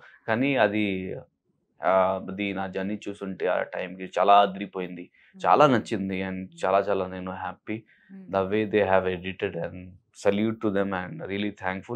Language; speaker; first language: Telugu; non-native, local second language; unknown